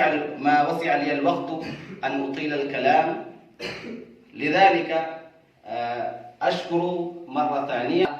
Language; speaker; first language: Arabic; non-native, fluent; Urdu